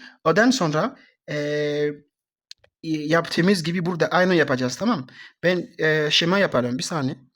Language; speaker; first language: Turkish; non-native, learner; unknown